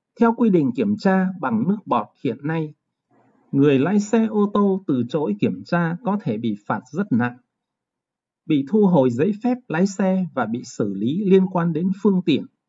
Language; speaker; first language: Vietnamese; native; Vietnamese